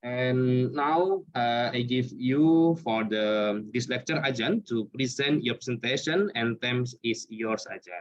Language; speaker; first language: English; non-native, learner; Indonesian